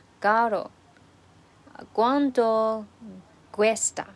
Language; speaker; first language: Spanish; non-native, learner; Chinese